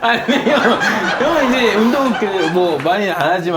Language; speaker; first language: Korean; early bilingual, other home language; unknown